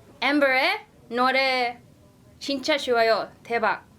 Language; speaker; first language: Korean; non-native, learner; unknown